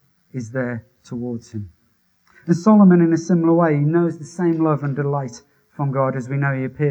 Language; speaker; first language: English; native; English